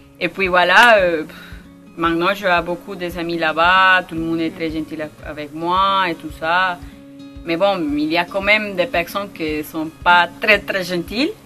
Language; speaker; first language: French; non-native, learner; Spanish